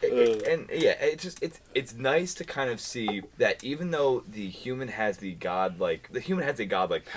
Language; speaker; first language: English; native; English